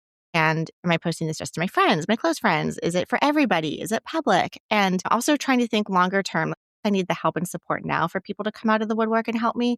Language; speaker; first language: English; native; English